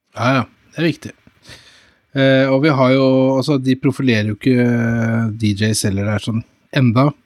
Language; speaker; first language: Norwegian; native; Norwegian